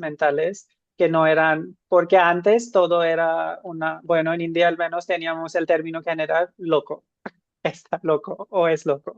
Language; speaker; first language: Spanish; non-native, fluent; Hindi